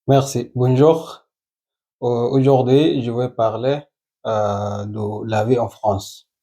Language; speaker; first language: French; non-native, learner; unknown